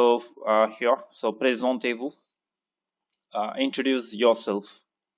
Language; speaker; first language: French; non-native, fluent; Tamil